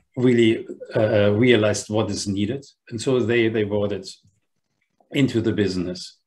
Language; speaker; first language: English; non-native, fluent; German